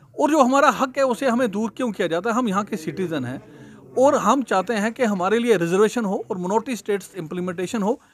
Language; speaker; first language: Hindi; non-native, local second language; Punjabi